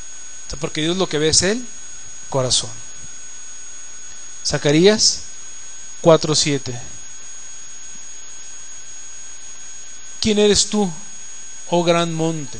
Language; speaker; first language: Spanish; native; Spanish